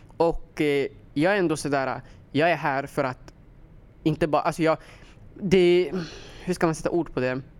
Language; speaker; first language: Swedish; early bilingual, other home language; Somali